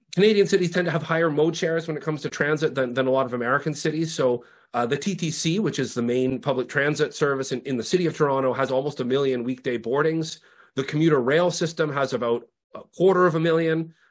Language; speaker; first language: English; native; English